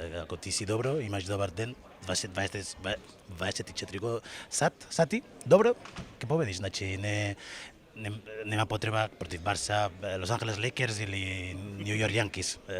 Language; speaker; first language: Macedonian; non-native, learner; Spanish